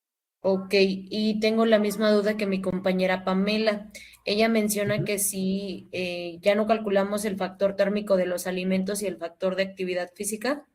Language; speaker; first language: Spanish; native; Spanish